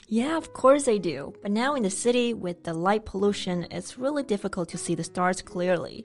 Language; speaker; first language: English; non-native, fluent; Chinese